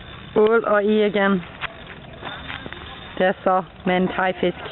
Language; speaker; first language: Danish; non-native, learner; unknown